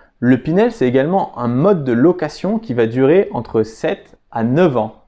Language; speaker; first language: French; native; French